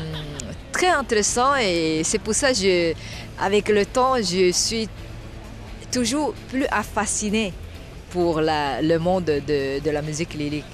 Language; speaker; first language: French; non-native, fluent; Chinese